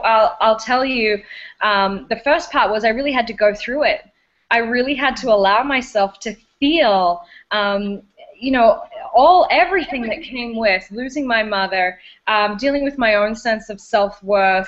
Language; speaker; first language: English; native; English